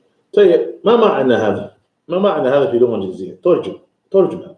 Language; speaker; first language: Arabic; non-native, fluent; English